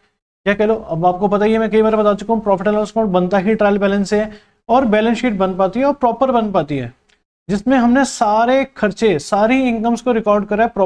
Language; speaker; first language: Hindi; native; Hindi